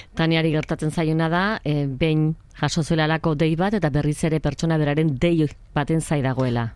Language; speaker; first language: Basque; native; Basque